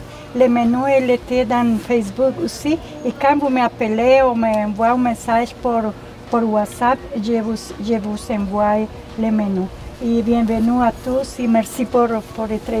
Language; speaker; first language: French; non-native, learner; Spanish